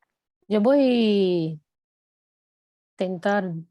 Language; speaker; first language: Spanish; non-native, fluent; Portuguese